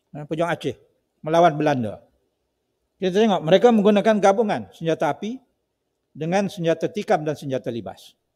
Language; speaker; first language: Malay; native; Malay